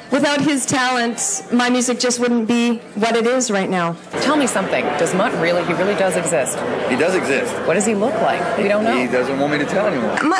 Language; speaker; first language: English; native; English